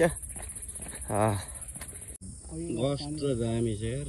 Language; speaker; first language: Nepali; native; Nepali